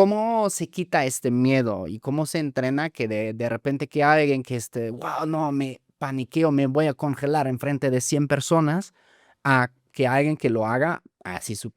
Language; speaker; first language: Spanish; non-native, fluent; German